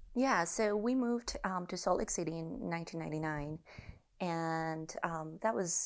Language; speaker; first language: English; early bilingual, other home language; Spanish